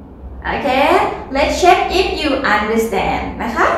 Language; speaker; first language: English; non-native, learner; Thai